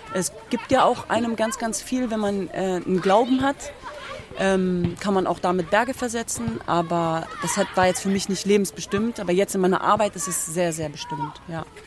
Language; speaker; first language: German; early bilingual, other home language; Kurdish